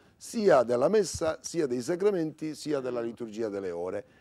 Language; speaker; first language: Italian; native; Italian